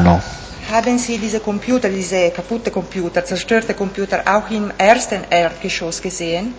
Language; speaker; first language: German; non-native, local second language; Italian